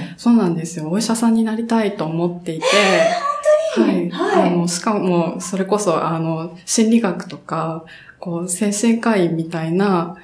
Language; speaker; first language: Japanese; native; Japanese